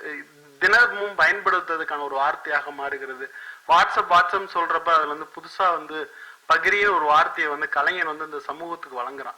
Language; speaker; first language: Tamil; native; Tamil